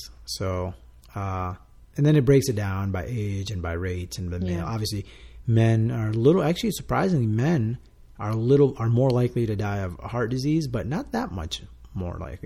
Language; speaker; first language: English; non-native, fluent; Spanish